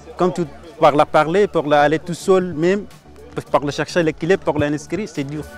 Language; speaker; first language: French; non-native, learner; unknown